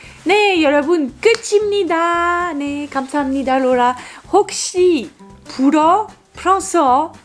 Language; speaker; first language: Korean; non-native, fluent; French